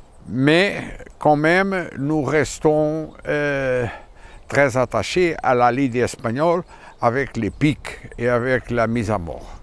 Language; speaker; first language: French; non-native, fluent; Portuguese